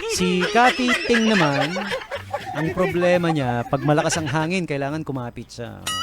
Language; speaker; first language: Filipino; native; Filipino